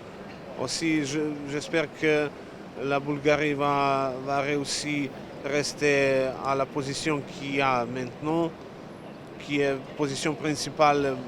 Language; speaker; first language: French; non-native, learner; Serbian